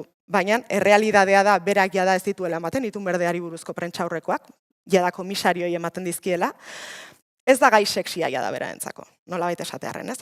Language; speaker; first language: Basque; native; Basque